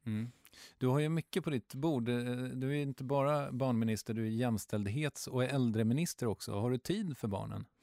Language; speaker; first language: Swedish; native; Swedish